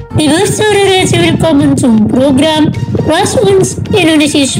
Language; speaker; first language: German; non-native, learner; Indonesian